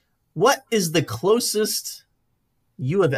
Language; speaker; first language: English; native; English